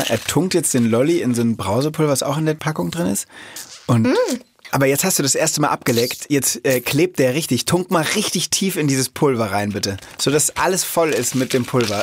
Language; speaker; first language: German; native; German